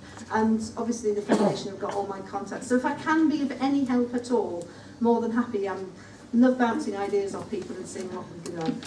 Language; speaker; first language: English; native; English